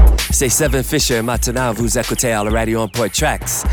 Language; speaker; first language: French; non-native, learner; English